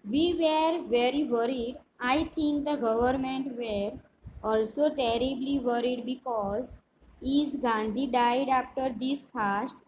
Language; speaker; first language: English; non-native, local second language; Gujarati